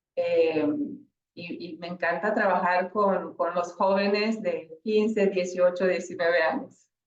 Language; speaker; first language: Spanish; non-native, fluent; Romanian